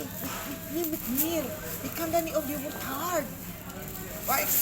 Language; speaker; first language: Dutch; non-native, learner; Filipino